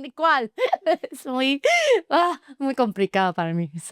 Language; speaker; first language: Spanish; non-native, fluent; Chinese